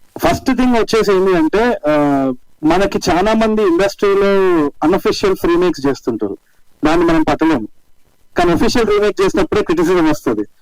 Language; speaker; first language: Telugu; native; Telugu